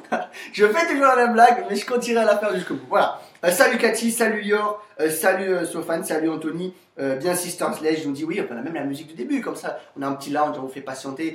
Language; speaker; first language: French; native; French